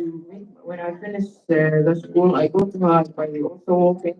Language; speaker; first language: English; non-native, learner; Arabic